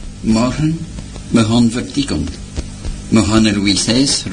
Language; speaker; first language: Dutch; non-native, local second language; French